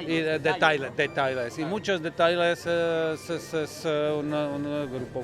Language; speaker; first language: Spanish; non-native, learner; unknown